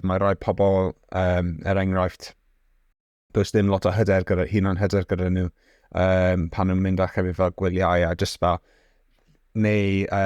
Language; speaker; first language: Welsh; non-native, local second language; English